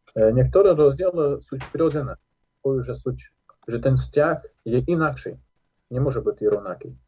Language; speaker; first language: Slovak; non-native, local second language; Rusyn